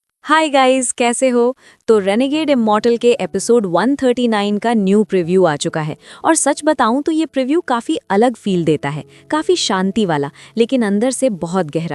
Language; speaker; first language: Hindi; native; Hindi